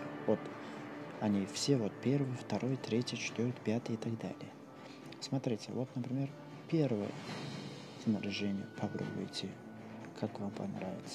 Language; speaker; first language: Russian; non-native, local second language; Uzbek